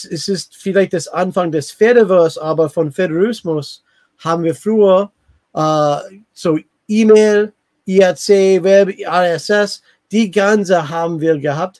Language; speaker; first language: German; non-native, learner; English